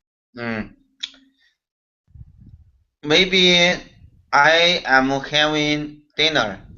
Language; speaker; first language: English; non-native, learner; Chinese